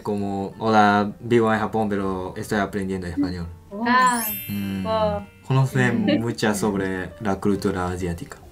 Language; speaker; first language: Spanish; non-native, fluent; Japanese